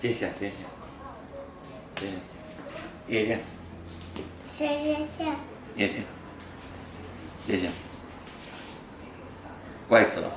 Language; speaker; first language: Chinese; non-native, local second language; Min Nan Chinese